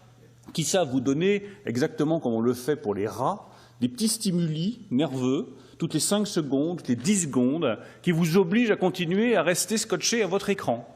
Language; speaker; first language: French; native; French